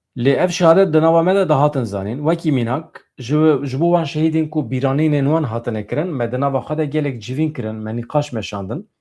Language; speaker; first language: Kurdish; native; Kurdish